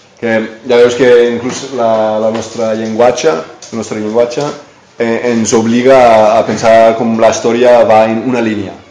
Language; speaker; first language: Catalan; non-native, fluent; English